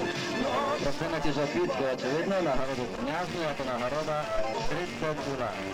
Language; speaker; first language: Polish; non-native, local second language; Rusyn